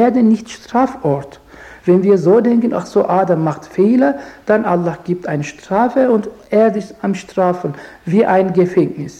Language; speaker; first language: German; non-native, learner; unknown